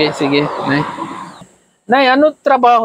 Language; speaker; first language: Filipino; non-native, learner; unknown